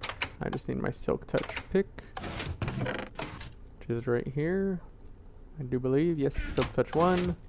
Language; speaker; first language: English; native; English